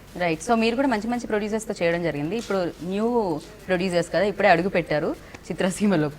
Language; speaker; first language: Telugu; native; Telugu